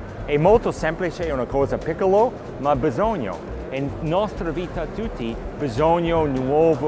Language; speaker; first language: Italian; non-native, learner; English